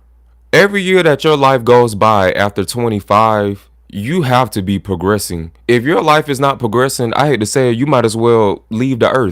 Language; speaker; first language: English; native; English